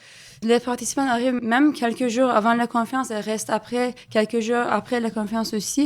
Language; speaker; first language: French; non-native, fluent; Turkish